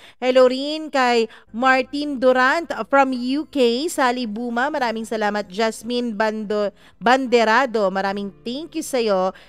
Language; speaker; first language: Filipino; non-native, local second language; Cebuano